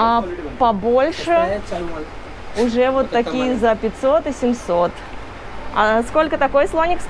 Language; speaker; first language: Russian; native; Russian